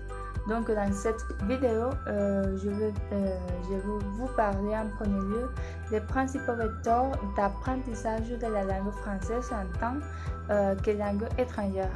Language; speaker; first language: French; non-native, learner; Spanish